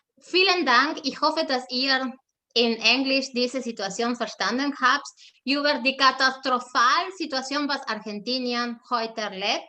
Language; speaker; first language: German; non-native, fluent; Spanish